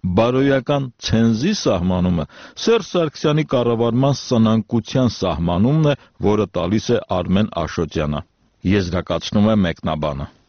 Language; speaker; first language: Armenian; native; Armenian